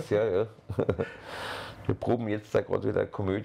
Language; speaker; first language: German; native; German